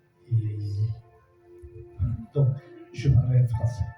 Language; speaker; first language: French; non-native, fluent; Italian